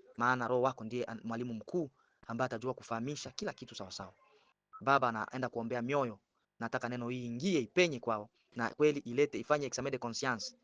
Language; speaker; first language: Swahili; native; Swahili